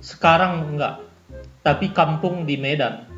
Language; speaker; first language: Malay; non-native, local second language; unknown